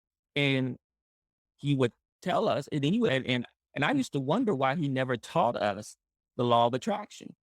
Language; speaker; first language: English; native; English